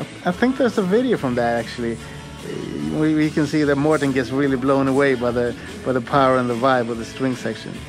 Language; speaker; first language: English; non-native, fluent; Swedish